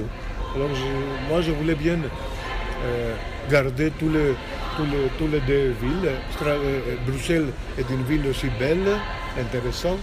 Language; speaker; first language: French; non-native, fluent; Greek